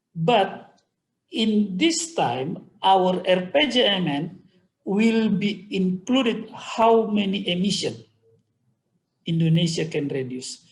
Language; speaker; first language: English; non-native, fluent; Indonesian